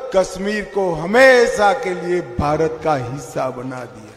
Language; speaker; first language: Hindi; non-native, local second language; Gujarati